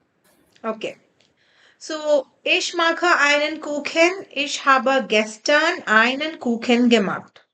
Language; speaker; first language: German; non-native, fluent; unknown